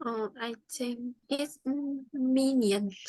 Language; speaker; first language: English; non-native, learner; Vietnamese